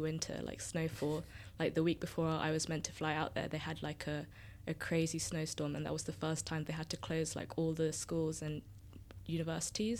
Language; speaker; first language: English; native; English